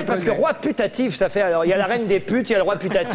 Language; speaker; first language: French; native; French